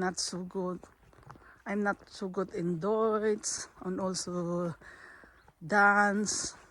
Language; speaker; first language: English; non-native, learner; Filipino